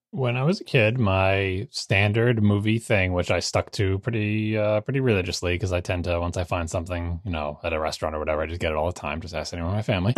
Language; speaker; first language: English; native; English